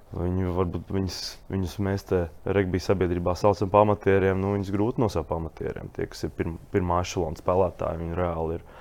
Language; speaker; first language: Latvian; native; Latvian